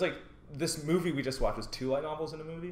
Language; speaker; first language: English; native; English